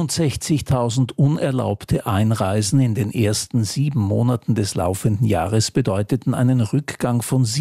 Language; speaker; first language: German; native; German